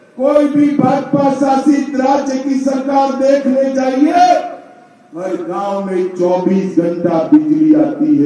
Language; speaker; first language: Hindi; non-native, local second language; Gujarati